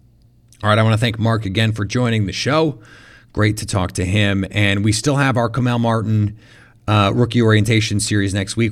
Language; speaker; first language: English; native; English